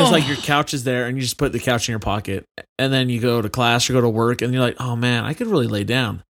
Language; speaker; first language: English; native; English